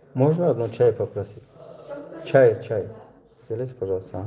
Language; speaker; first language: Russian; non-native, learner; Tajik